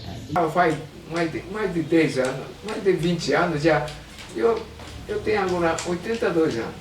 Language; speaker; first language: Portuguese; non-native, learner; Japanese